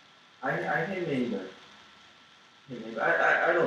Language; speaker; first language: English; non-native, learner; Portuguese